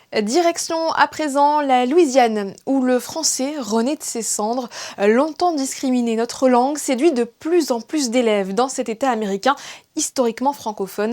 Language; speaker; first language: French; native; French